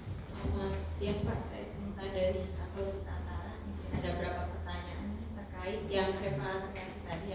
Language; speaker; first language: Indonesian; native; Indonesian